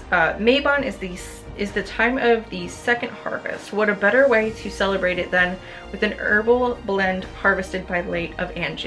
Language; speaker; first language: English; native; English